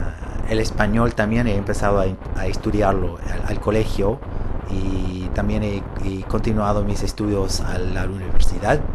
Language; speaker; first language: Spanish; non-native, fluent; English